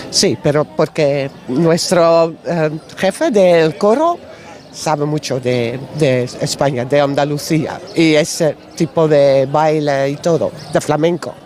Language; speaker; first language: Spanish; non-native, learner; Dutch